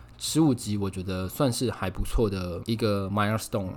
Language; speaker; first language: Chinese; native; Chinese